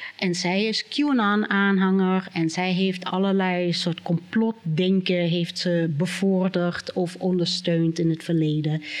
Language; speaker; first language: Dutch; non-native, fluent; English